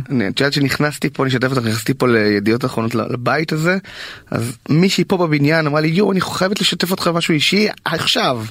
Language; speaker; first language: Hebrew; native; Hebrew